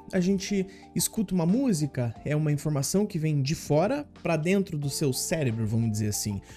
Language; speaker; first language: Portuguese; native; Portuguese